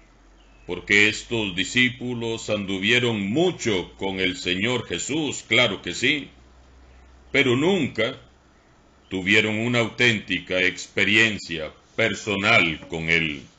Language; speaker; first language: Spanish; native; Spanish